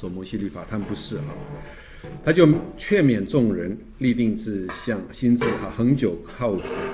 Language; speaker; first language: Chinese; native; Chinese